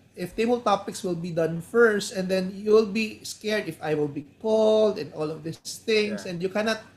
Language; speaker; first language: English; non-native, local second language; Hiligaynon